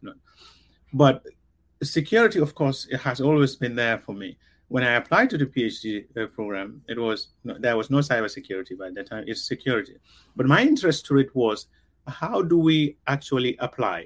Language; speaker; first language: English; non-native, local second language; Mandingo